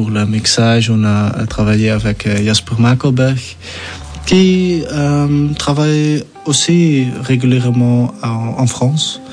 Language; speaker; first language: French; non-native, local second language; Dutch